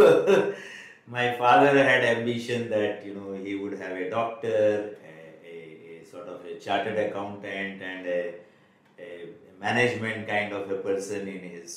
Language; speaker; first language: English; non-native, local second language; Marwari